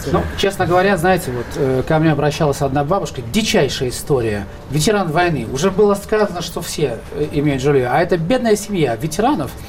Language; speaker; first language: Russian; native; Russian